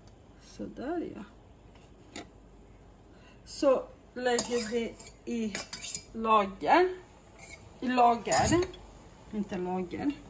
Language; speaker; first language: Swedish; non-native, fluent; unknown